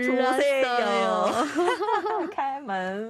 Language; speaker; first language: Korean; non-native, learner; Chinese